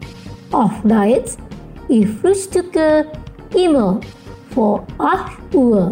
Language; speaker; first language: German; non-native, fluent; Indonesian